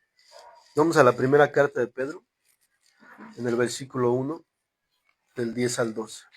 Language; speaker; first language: Spanish; native; Spanish